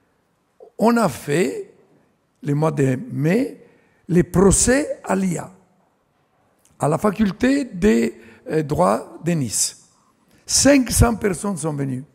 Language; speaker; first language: French; non-native, fluent; Italian